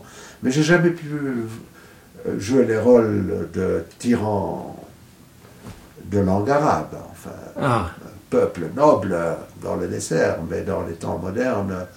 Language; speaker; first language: French; non-native, fluent; English